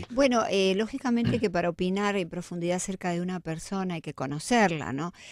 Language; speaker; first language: Spanish; native; Spanish